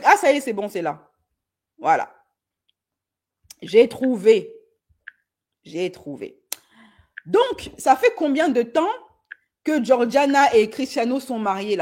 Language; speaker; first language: French; native; French